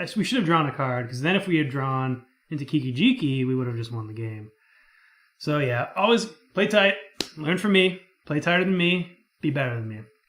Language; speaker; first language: English; native; English